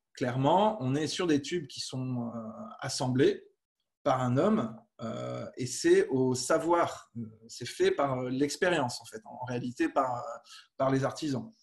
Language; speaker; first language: French; native; French